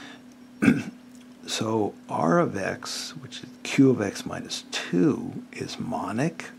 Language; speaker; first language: English; native; English